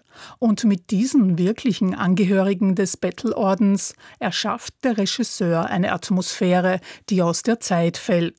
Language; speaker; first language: German; native; German